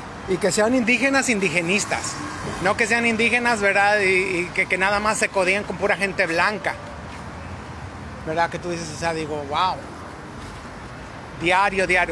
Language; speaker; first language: Spanish; native; Spanish